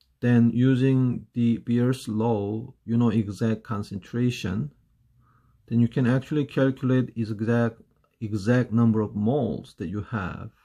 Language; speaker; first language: English; non-native, fluent; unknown